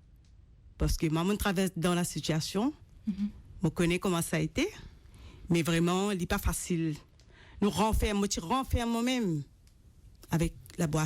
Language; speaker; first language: French; non-native, local second language; Morisyen